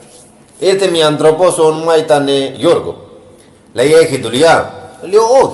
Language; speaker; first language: Greek; non-native, learner; Punjabi